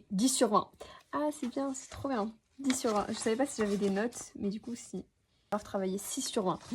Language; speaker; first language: French; native; French